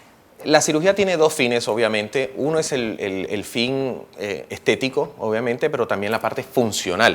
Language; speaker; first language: Spanish; native; Spanish